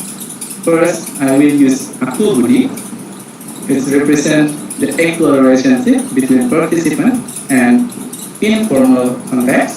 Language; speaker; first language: English; non-native, fluent; Indonesian